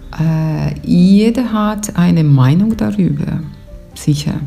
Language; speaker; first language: German; non-native, fluent; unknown